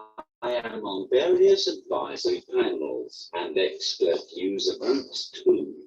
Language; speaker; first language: English; native; English